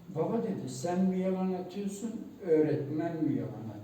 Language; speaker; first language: Turkish; non-native, local second language; Kurdish